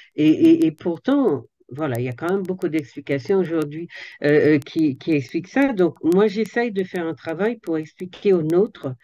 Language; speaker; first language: French; native; French